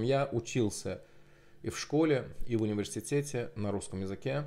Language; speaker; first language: Russian; non-native, local second language; Azerbaijani